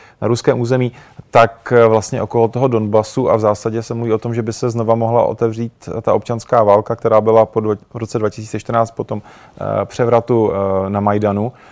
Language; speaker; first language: Czech; native; Czech